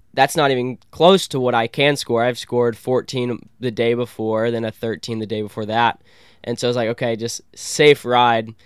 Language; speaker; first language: English; native; English